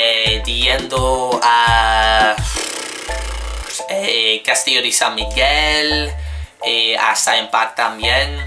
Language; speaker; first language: Spanish; non-native, learner; English